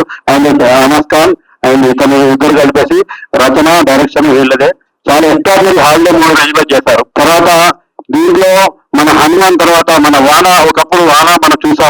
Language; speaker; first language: Telugu; native; Telugu